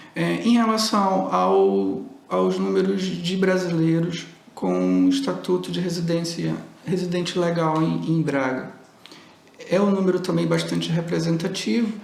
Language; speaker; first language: Portuguese; native; Portuguese